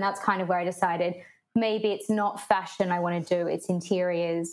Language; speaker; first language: English; native; English